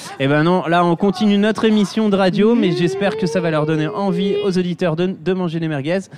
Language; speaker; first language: French; native; French